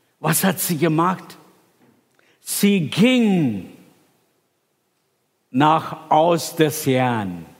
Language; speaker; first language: German; non-native, fluent; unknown